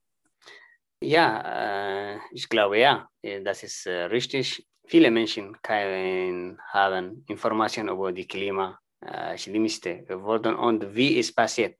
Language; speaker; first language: German; non-native, learner; Tigrinya